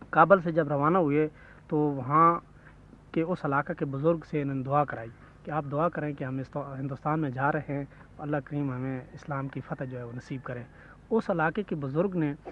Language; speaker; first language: Urdu; non-native, local second language; Punjabi